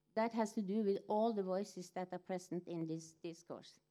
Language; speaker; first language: English; non-native, fluent; Norwegian